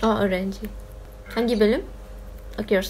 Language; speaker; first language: Turkish; non-native, learner; Malay